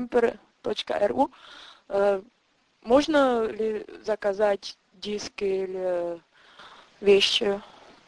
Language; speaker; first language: Russian; non-native, fluent; German